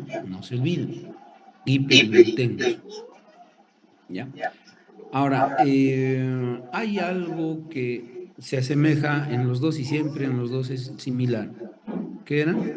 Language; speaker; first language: Spanish; native; Spanish